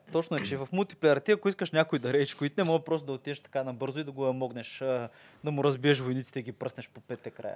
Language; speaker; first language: Bulgarian; native; Bulgarian